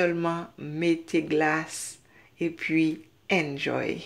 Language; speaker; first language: French; non-native, learner; Haitian Creole